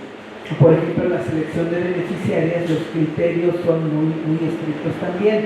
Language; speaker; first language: Spanish; native; Spanish